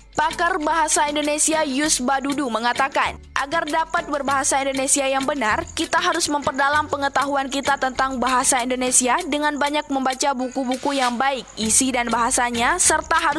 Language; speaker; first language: Indonesian; native; Indonesian